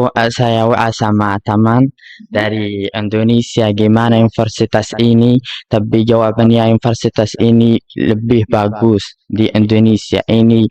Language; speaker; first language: Indonesian; non-native, learner; Arabic